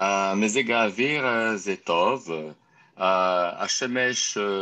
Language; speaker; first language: Hebrew; non-native, learner; French